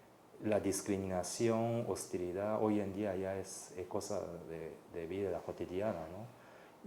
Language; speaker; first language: Spanish; non-native, fluent; Japanese